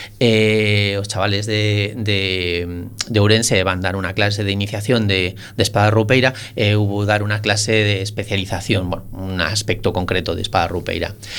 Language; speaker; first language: Galician; non-native, local second language; Spanish